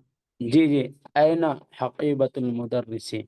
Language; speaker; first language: Arabic; non-native, learner; Urdu